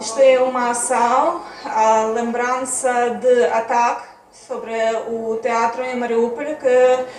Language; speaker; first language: Portuguese; non-native, fluent; Ukrainian